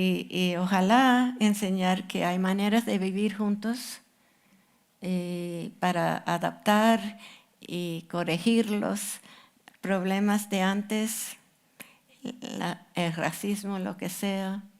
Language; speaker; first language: Spanish; non-native, fluent; English